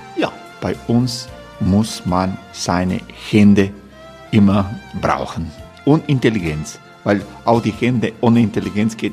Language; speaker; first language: German; non-native, fluent; Croatian